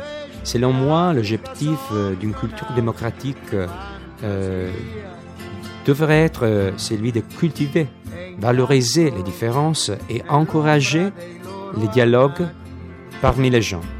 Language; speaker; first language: French; non-native, fluent; Italian